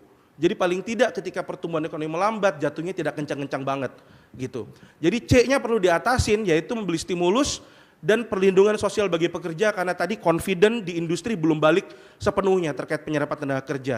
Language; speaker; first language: Indonesian; native; Indonesian